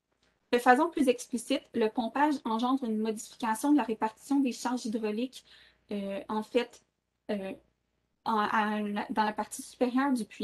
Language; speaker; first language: French; native; French